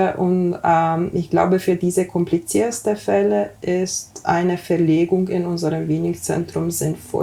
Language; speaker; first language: German; non-native, fluent; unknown